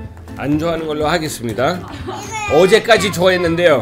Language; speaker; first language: Korean; non-native, fluent; English